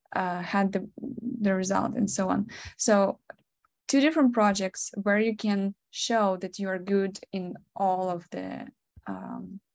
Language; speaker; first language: English; non-native, fluent; Ukrainian